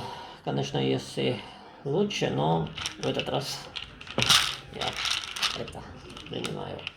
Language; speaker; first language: Russian; non-native, fluent; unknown